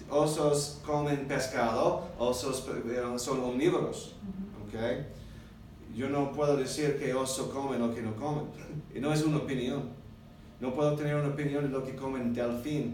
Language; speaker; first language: Spanish; non-native, learner; English